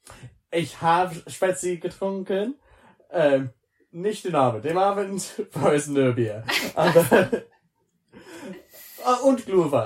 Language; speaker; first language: German; non-native, learner; English